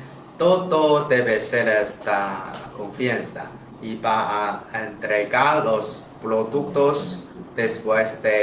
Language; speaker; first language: Spanish; non-native, learner; Chinese